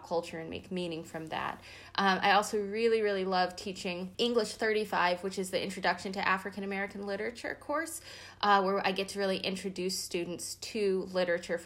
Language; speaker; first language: English; native; English